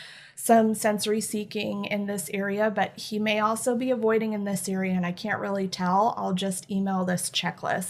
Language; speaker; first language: English; native; English